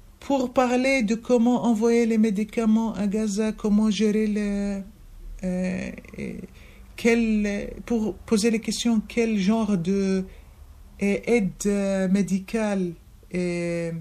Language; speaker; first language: French; non-native, fluent; Arabic